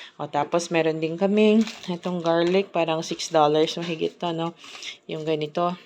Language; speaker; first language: Filipino; native; Filipino